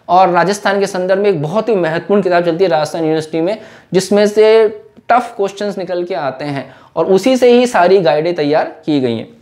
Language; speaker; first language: Hindi; native; Hindi